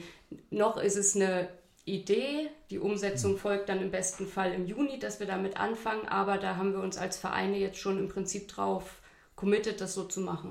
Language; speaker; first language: German; native; German